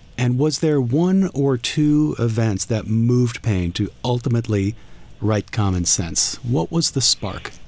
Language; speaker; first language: English; native; English